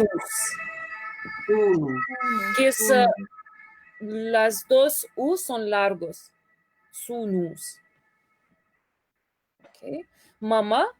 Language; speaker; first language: Spanish; non-native, fluent; Lithuanian